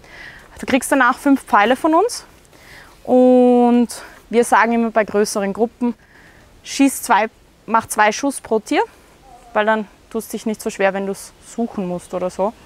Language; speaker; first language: German; native; German